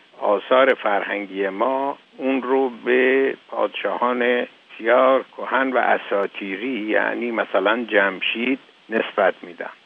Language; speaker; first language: Persian; native; Persian